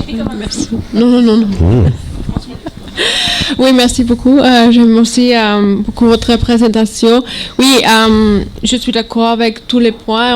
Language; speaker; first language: French; non-native, learner; German